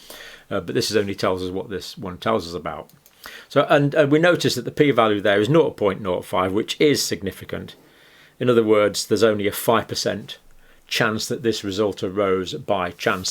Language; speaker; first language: English; native; English